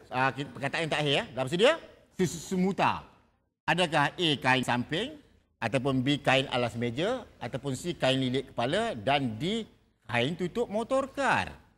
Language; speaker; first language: Malay; native; Malay